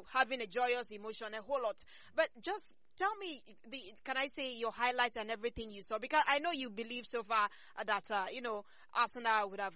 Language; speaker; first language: English; non-native, local second language; Ibibio